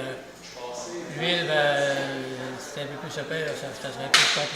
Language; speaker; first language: French; native; French